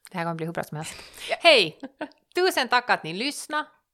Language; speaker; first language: Swedish; native; Swedish